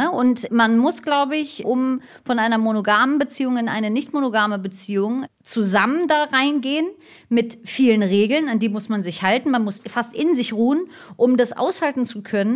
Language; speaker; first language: German; native; German